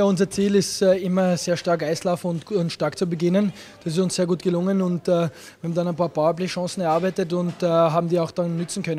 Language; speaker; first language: German; native; German